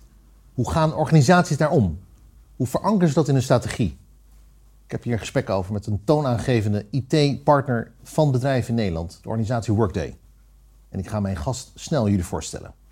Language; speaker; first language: Dutch; native; Dutch